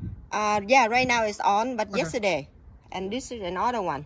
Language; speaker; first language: English; non-native, learner; Vietnamese